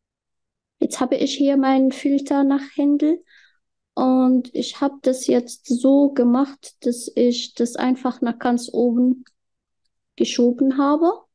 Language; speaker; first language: German; non-native, fluent; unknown